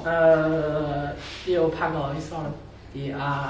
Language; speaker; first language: Italian; non-native, learner; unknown